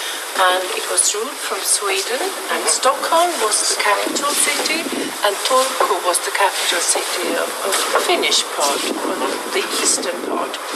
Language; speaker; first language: English; non-native, fluent; Swedish